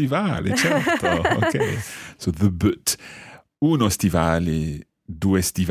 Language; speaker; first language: Italian; non-native, fluent; English